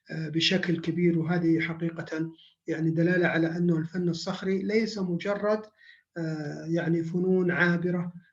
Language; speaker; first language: Arabic; native; Arabic